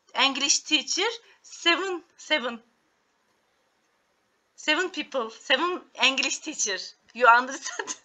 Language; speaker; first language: English; non-native, learner; Turkish